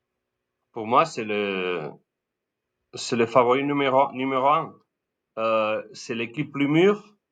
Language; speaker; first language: French; non-native, learner; Spanish